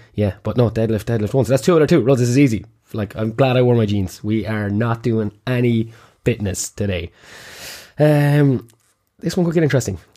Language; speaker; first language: English; native; English